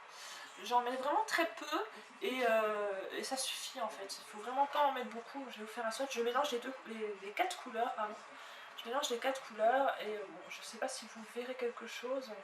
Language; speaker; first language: French; native; French